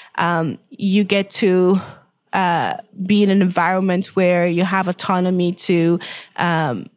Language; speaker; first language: English; non-native, fluent; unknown